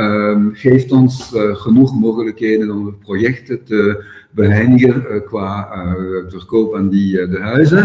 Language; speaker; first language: Dutch; non-native, local second language; French